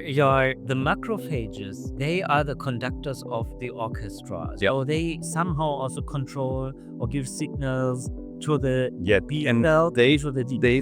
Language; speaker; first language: English; non-native, fluent; German